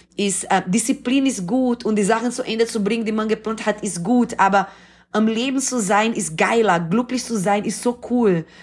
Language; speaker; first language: German; non-native, fluent; Portuguese